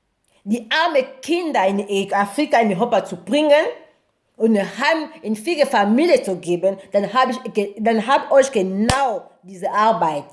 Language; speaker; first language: German; non-native, learner; Lingala